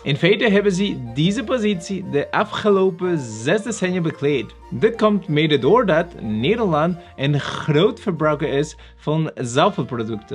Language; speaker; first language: Dutch; non-native, learner; Spanish